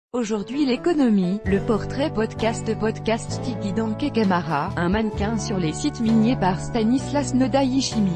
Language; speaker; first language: French; native; French